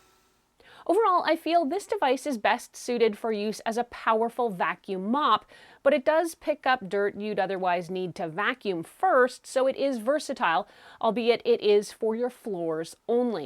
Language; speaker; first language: English; native; English